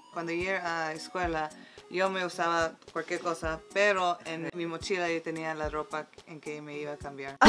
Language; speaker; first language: Spanish; early bilingual, heritage; Spanish